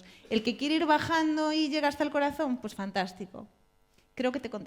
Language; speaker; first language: Spanish; native; Spanish